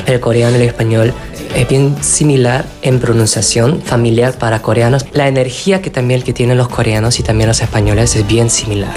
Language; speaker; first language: Spanish; non-native, fluent; Korean